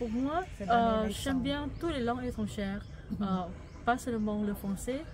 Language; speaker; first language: French; non-native, fluent; Thai